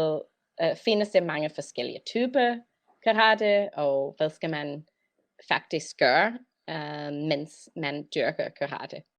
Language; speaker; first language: Danish; non-native, learner; English